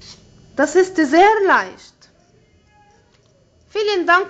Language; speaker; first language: German; non-native, fluent; Arabic